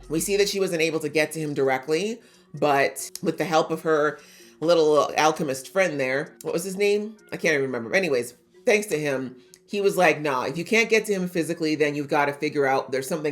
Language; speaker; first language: English; native; English